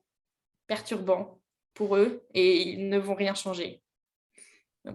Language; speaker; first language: French; native; French